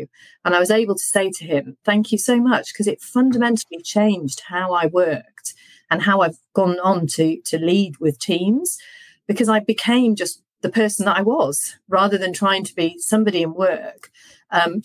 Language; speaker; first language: English; native; English